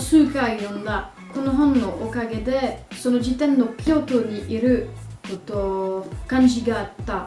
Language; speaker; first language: Japanese; non-native, learner; French